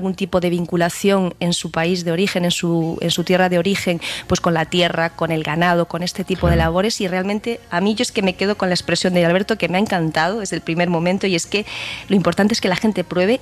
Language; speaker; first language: Spanish; native; Spanish